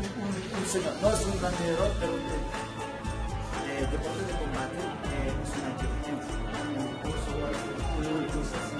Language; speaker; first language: Spanish; non-native, learner; French